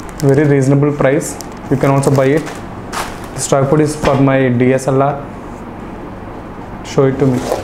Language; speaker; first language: English; non-native, local second language; Telugu